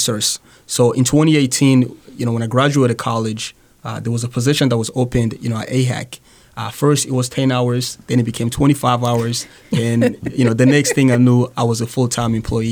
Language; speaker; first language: English; non-native, fluent; Rundi